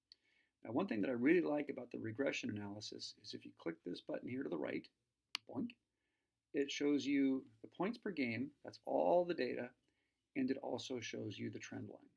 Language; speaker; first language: English; native; English